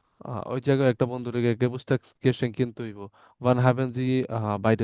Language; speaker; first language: German; non-native, learner; Bangla